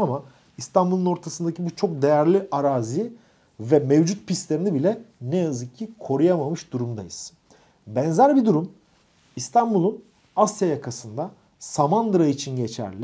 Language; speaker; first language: Turkish; native; Turkish